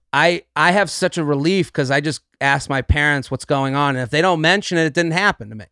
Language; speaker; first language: English; native; English